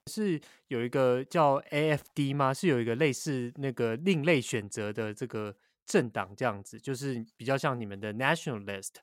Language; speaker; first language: Chinese; native; Chinese